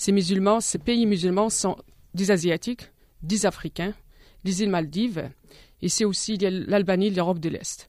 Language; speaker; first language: French; non-native, local second language; Arabic